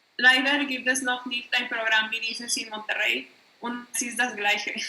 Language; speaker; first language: German; non-native, learner; Spanish